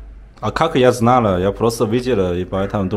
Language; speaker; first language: Russian; non-native, learner; Chinese